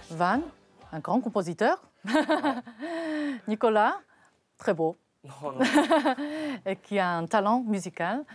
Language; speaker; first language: French; non-native, fluent; Chinese